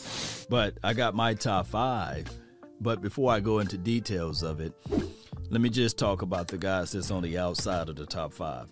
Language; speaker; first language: English; native; English